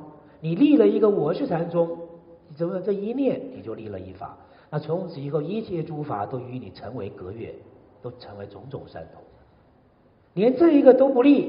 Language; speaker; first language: Chinese; native; Chinese